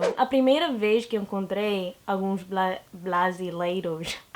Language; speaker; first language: Portuguese; non-native, learner; English